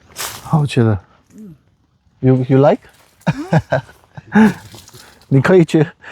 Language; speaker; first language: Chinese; non-native, learner; Urdu